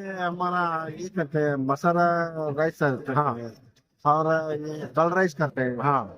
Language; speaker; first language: Hindi; non-native, local second language; Kannada